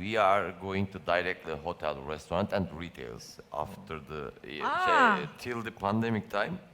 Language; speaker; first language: English; non-native, learner; Turkish